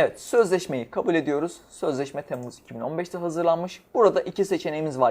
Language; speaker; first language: Turkish; native; Turkish